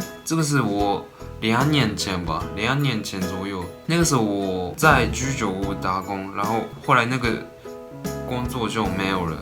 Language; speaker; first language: Chinese; non-native, fluent; Japanese